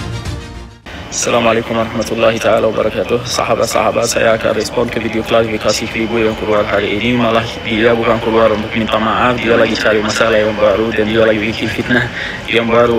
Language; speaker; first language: Indonesian; non-native, fluent; Arabic